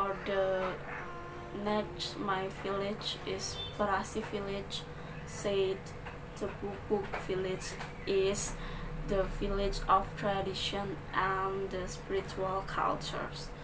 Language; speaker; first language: English; non-native, learner; Balinese